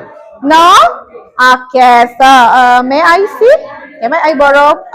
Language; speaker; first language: English; non-native, learner; Indonesian